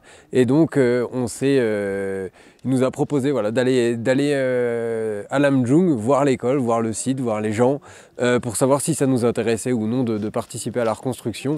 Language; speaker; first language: French; native; French